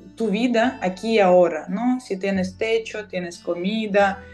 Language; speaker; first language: Spanish; non-native, fluent; Russian